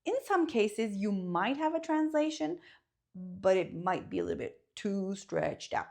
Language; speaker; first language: English; non-native, fluent; Italian